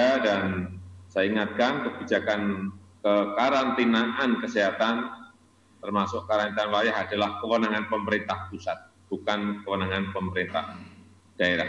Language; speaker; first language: Indonesian; non-native, local second language; Javanese